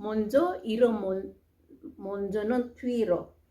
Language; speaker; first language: Korean; non-native, learner; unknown